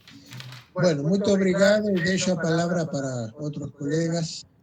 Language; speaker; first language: Portuguese; non-native, fluent; Spanish